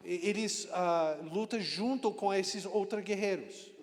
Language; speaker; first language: Portuguese; non-native, learner; English